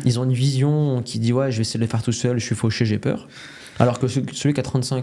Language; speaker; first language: French; native; French